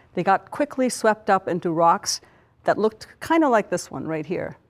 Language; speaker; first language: English; non-native, local second language; Punjabi